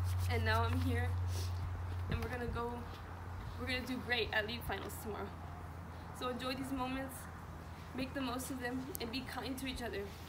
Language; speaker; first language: English; early bilingual, other home language; Spanish